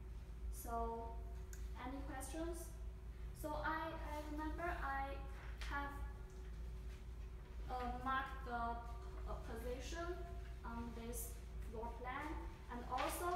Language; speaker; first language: English; non-native, fluent; Chinese